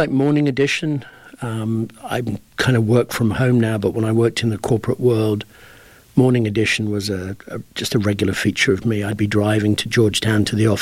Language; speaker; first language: English; native; English